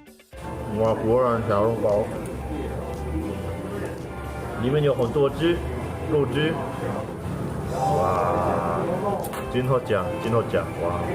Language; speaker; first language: Chinese; non-native, fluent; Korean